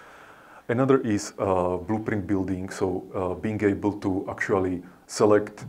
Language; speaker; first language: English; non-native, fluent; Slovak